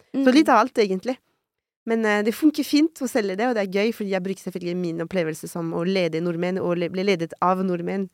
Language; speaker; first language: Norwegian; non-native, fluent; French